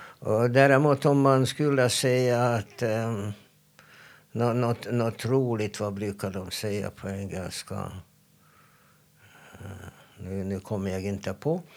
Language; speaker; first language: Swedish; non-native, fluent; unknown